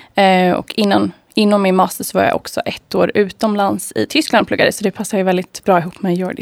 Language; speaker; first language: Swedish; native; Swedish